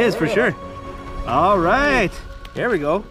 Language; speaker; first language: English; native; English